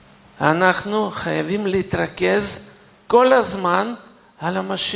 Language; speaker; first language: Hebrew; non-native, fluent; Russian